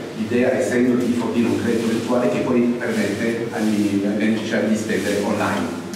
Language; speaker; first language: Italian; non-native, fluent; French